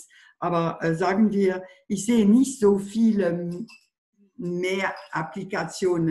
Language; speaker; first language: German; non-native, fluent; French